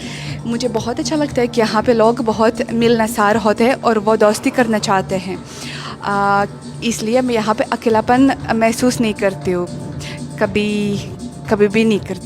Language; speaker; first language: Hindi; non-native, fluent; Russian